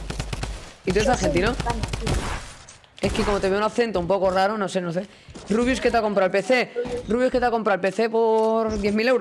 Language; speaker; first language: Spanish; native; Spanish